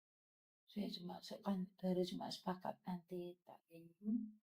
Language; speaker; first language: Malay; non-native, local second language; Javanese